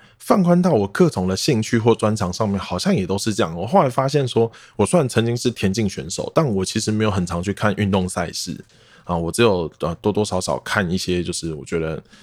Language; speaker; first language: Chinese; non-native, local second language; Min Nan Chinese